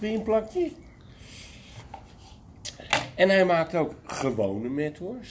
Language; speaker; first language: Dutch; native; Dutch